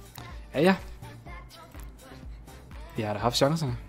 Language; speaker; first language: Danish; native; Danish